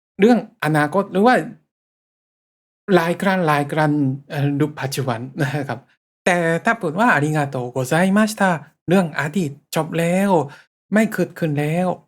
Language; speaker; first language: Thai; non-native, fluent; Japanese